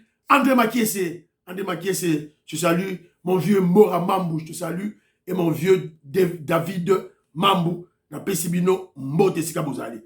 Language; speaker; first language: French; non-native, local second language; Lingala